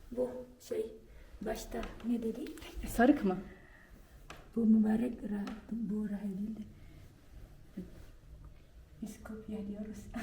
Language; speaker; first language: Turkish; non-native, learner; Malay